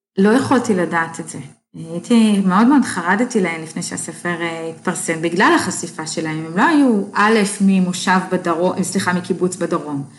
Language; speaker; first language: Hebrew; native; Hebrew